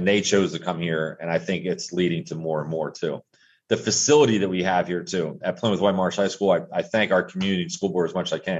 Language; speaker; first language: English; native; English